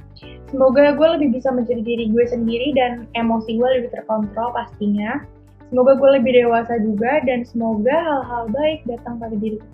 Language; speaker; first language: Indonesian; native; Indonesian